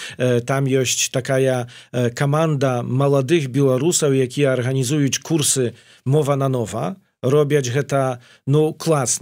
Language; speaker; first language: Polish; non-native, learner; Belarusian